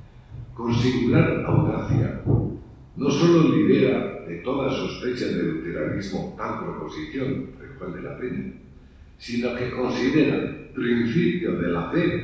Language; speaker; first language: Spanish; native; Spanish